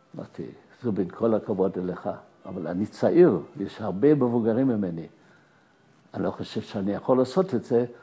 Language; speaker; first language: Hebrew; early bilingual, other home language; German